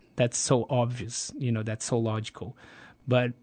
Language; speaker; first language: English; non-native, fluent; Portuguese